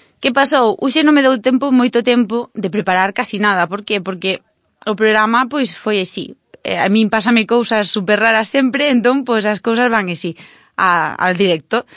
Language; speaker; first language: Galician; native; Galician